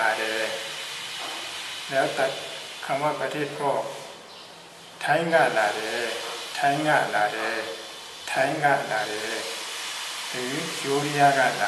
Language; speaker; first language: Thai; native; Thai